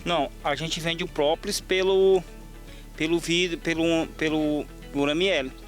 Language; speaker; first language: Portuguese; native; Portuguese